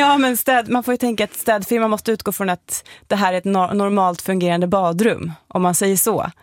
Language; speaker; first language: Swedish; native; Swedish